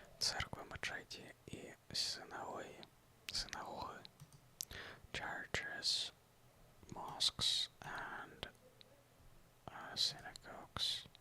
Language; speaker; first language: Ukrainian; non-native, learner; Russian